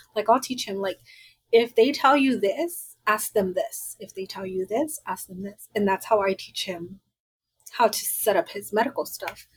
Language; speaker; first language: English; early bilingual, other home language; Spanish